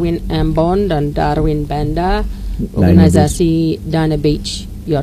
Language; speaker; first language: Indonesian; non-native, learner; English